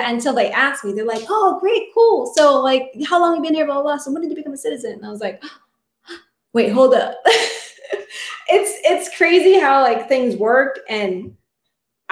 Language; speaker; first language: English; non-native, local second language; Filipino